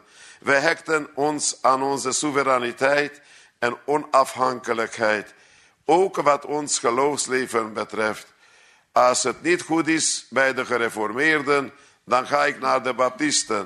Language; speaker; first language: Dutch; non-native, fluent; Hungarian